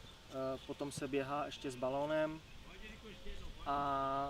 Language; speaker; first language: Czech; native; Czech